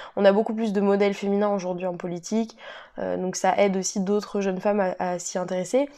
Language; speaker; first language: French; native; French